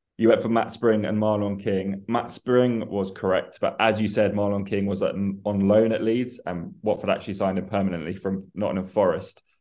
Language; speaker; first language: English; early bilingual, other home language; Persian